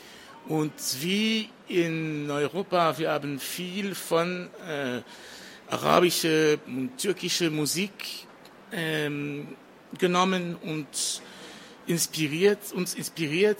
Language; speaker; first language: German; non-native, fluent; French